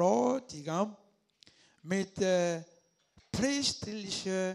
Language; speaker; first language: German; non-native, learner; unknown